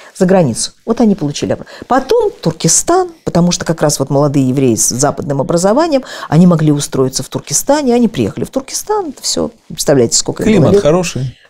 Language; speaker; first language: Russian; native; Russian